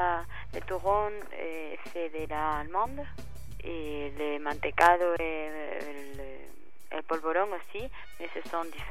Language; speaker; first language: French; non-native, fluent; Spanish